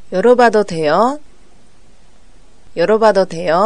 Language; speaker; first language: Korean; non-native, fluent; Japanese